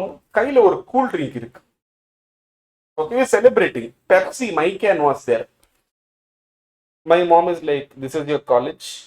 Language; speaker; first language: English; non-native, local second language; Tamil